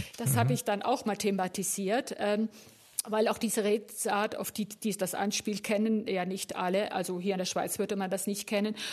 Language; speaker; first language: German; native; German